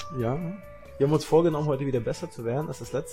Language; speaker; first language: German; native; German